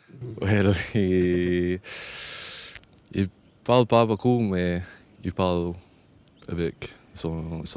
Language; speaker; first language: French; non-native, fluent; English